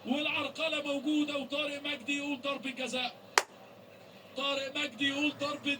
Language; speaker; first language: Arabic; native; Arabic